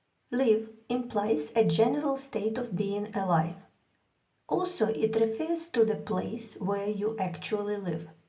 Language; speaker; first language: English; non-native, fluent; Ukrainian